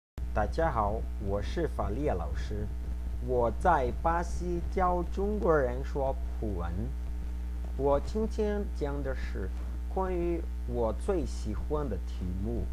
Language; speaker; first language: Chinese; non-native, fluent; Portuguese